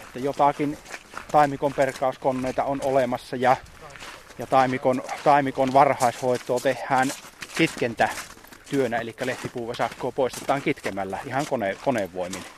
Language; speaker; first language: Finnish; native; Finnish